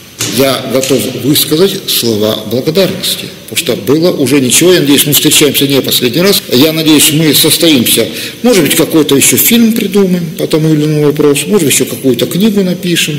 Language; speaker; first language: Russian; native; Russian